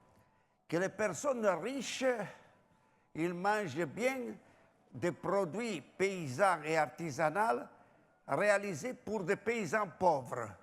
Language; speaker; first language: French; non-native, fluent; Italian